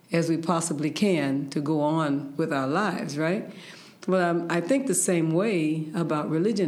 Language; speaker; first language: English; native; English